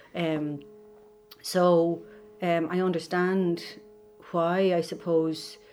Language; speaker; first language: English; native; English